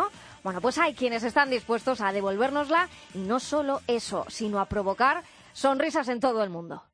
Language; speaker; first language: Spanish; native; Spanish